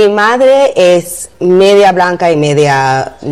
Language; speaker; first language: Spanish; non-native, learner; English